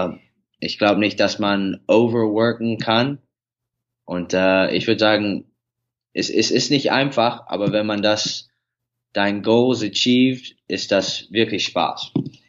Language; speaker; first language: German; early bilingual, heritage; English